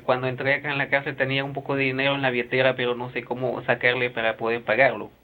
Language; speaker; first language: Spanish; native; Spanish